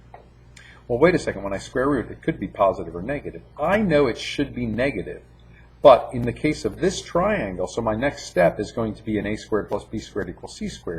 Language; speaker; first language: English; native; English